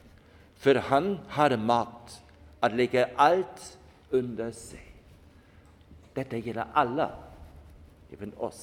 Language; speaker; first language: Swedish; non-native, fluent; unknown